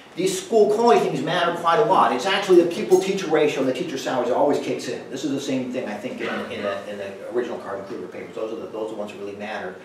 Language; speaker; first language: English; native; English